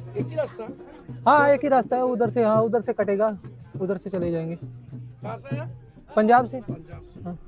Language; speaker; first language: Hindi; non-native, local second language; Punjabi